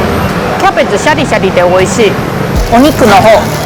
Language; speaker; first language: Japanese; non-native, fluent; Chinese